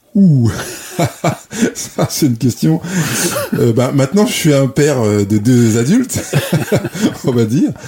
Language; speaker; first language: French; native; French